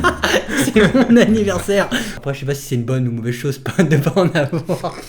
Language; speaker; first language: French; native; French